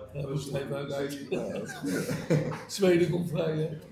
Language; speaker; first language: Dutch; native; Dutch